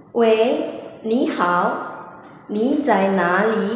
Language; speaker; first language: Chinese; non-native, learner; Malay